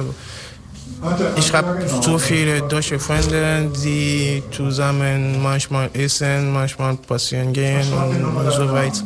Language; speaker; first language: German; non-native, learner; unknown